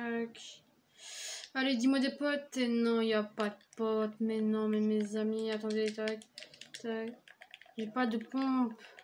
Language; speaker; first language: French; native; French